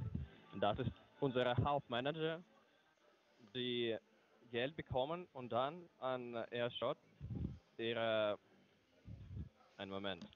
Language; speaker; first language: German; non-native, learner; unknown